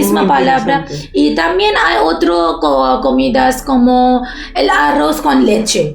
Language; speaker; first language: Spanish; non-native, learner; Bangla